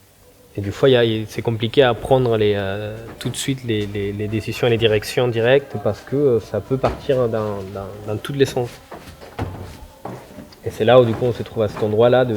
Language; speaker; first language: French; non-native, fluent; Spanish